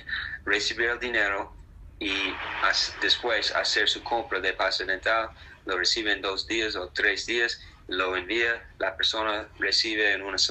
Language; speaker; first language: Spanish; non-native, fluent; English